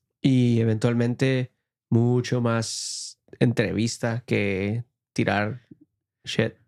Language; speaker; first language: Spanish; early bilingual, heritage; Spanish